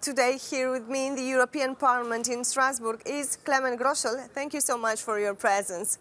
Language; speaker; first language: English; non-native, fluent; Romanian